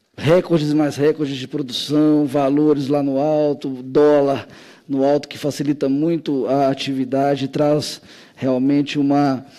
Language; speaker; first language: Portuguese; native; Portuguese